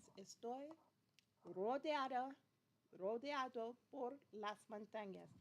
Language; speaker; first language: Spanish; non-native, learner; English